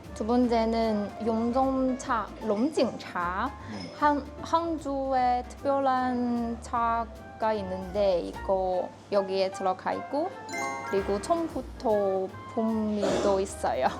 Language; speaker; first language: Korean; non-native, fluent; Chinese